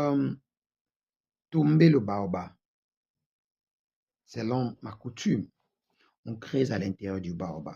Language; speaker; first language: French; non-native, local second language; Lingala